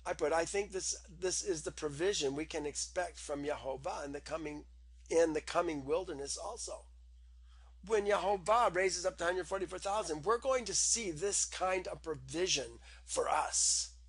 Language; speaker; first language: English; native; English